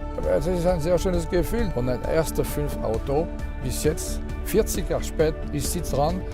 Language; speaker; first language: German; non-native, fluent; French